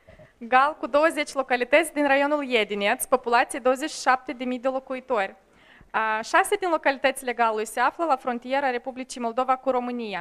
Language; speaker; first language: Romanian; native; Romanian